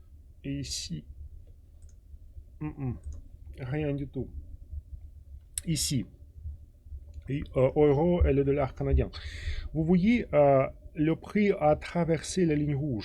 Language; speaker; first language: French; non-native, fluent; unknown